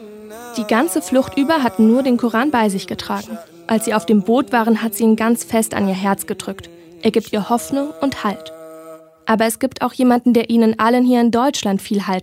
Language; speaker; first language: German; native; German